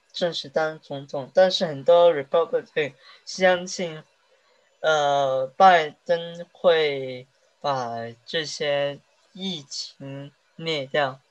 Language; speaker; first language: Chinese; early bilingual, heritage; Chinese